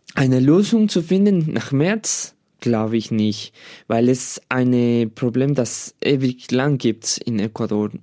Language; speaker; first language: German; non-native, learner; Spanish